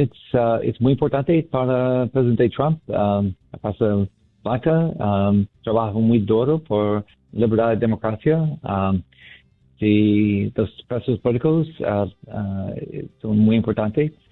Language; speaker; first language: Spanish; non-native, learner; English